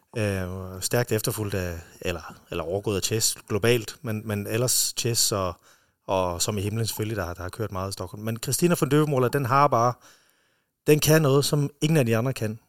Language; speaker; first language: Danish; early bilingual, heritage; Danish